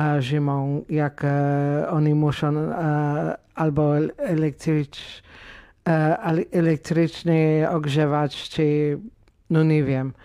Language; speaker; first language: Polish; non-native, fluent; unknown